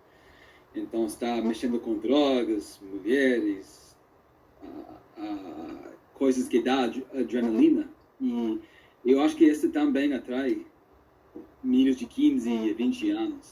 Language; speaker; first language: Portuguese; non-native, fluent; English